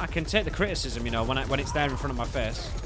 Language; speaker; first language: English; native; English